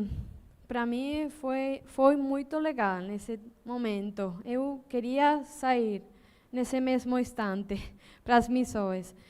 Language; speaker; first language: Portuguese; non-native, learner; Spanish